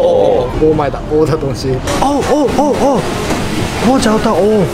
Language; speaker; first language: Chinese; non-native, fluent; Japanese